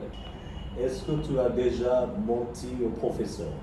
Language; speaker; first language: French; non-native, fluent; Bangla